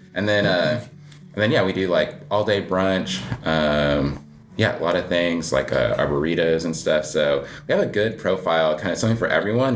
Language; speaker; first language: English; native; English